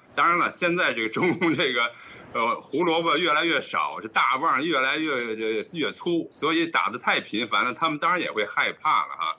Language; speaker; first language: Chinese; native; Chinese